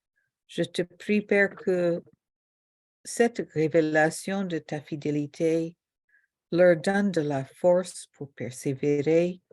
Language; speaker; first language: French; non-native, local second language; Haitian Creole